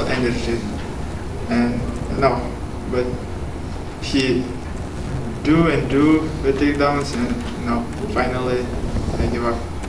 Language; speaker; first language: English; non-native, learner; Lithuanian